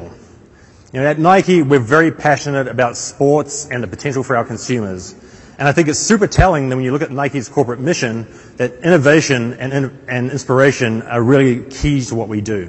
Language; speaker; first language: English; native; English